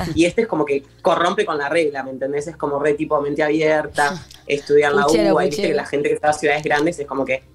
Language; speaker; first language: Spanish; native; Spanish